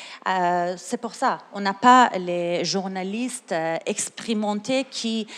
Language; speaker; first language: French; non-native, learner; Persian